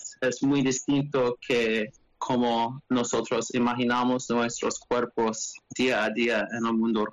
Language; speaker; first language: Spanish; non-native, learner; English